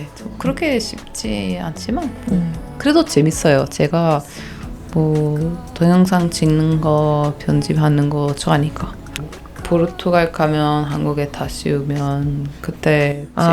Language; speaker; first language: Korean; non-native, fluent; Portuguese